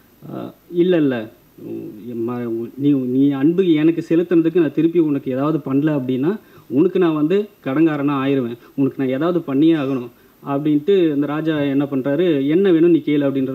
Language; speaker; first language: Tamil; native; Tamil